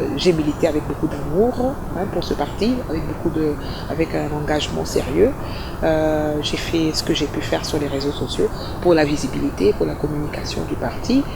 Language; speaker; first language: French; native; French